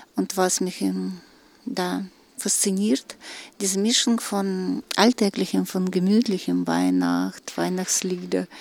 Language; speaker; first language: German; non-native, fluent; Russian